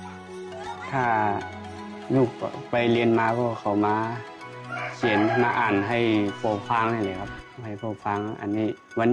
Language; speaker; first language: Thai; non-native, learner; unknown